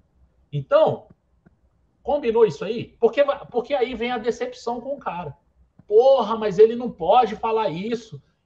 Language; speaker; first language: Portuguese; native; Portuguese